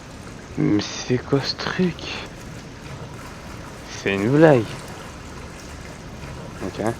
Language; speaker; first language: French; native; French